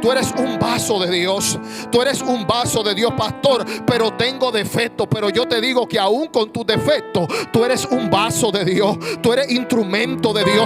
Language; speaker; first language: Spanish; native; Spanish